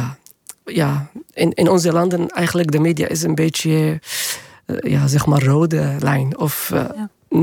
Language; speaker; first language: Dutch; non-native, learner; Arabic